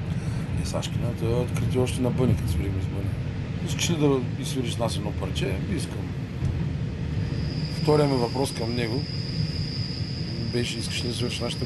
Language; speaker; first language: Bulgarian; native; Bulgarian